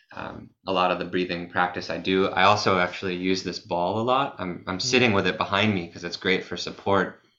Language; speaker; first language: English; native; English